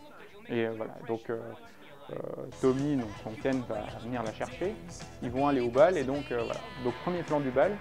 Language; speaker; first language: French; native; French